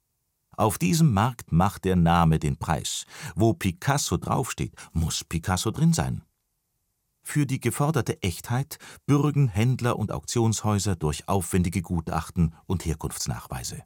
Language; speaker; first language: German; native; German